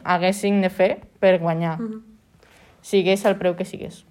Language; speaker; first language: Catalan; native; Catalan